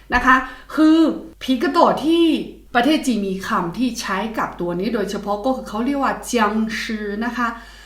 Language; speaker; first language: Thai; non-native, fluent; Chinese